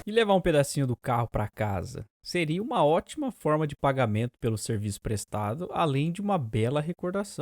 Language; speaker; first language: Portuguese; native; Portuguese